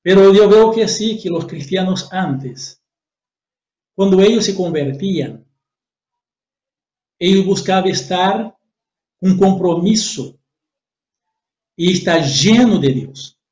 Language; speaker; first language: Spanish; non-native, fluent; Portuguese